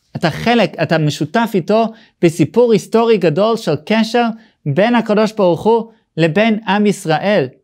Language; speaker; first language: Hebrew; non-native, fluent; English